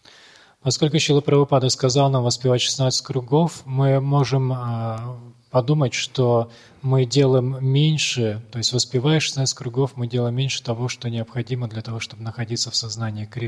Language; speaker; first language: Russian; native; Russian